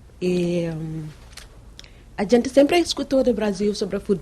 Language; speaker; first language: Portuguese; non-native, fluent; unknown